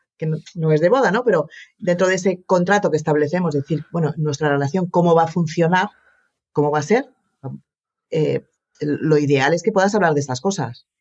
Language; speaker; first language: Spanish; native; Spanish